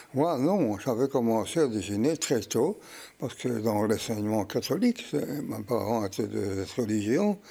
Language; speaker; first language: French; native; French